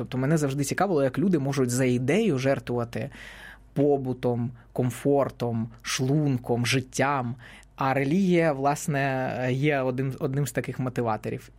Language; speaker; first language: Ukrainian; non-native, local second language; Russian